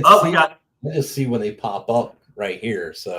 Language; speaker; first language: English; native; English